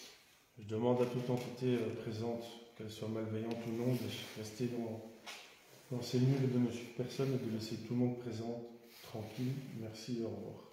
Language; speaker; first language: French; native; French